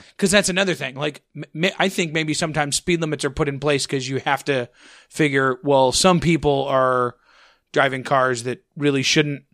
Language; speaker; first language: English; native; English